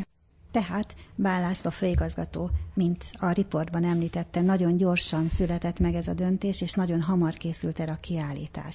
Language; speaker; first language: Hungarian; native; Hungarian